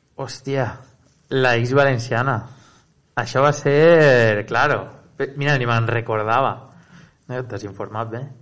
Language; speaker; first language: Catalan; native; Catalan